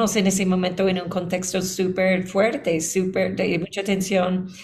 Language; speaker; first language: Spanish; non-native, fluent; English